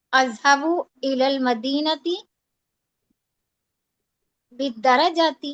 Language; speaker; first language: Arabic; non-native, learner; Urdu